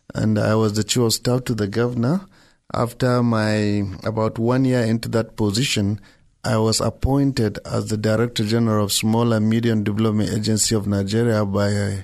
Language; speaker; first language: English; non-native, local second language; Hausa